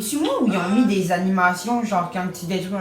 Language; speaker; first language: French; native; French